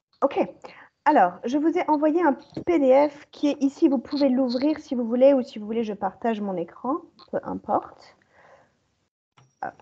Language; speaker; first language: French; native; French